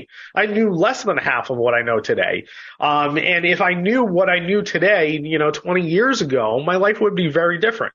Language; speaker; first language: English; native; English